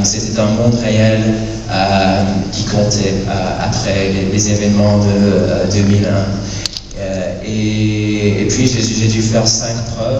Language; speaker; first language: French; non-native, fluent; English